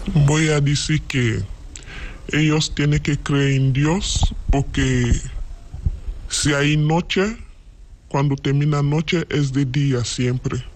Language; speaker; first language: Spanish; non-native, learner; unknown